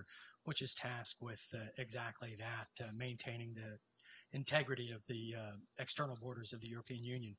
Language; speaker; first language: English; native; English